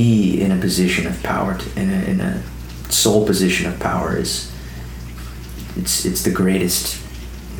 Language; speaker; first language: English; native; English